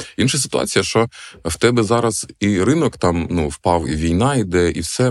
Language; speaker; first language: Ukrainian; non-native, local second language; Russian